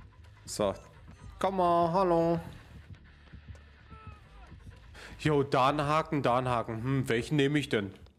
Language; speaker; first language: German; native; German